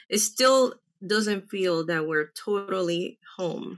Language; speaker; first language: English; early bilingual, other home language; Spanish